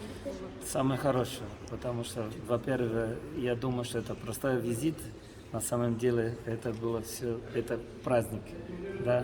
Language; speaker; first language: Russian; non-native, fluent; Portuguese